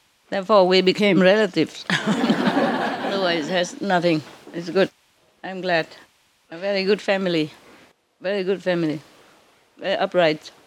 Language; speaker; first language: English; non-native, fluent; Vietnamese